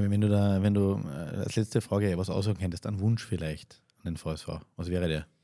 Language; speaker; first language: German; native; German